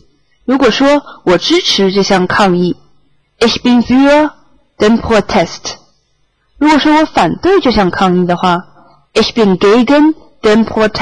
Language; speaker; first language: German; non-native, fluent; Chinese